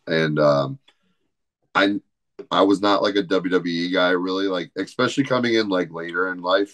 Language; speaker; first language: English; native; English